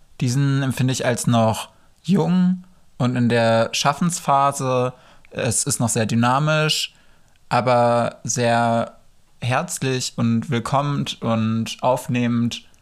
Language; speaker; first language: German; early bilingual, other home language; Polish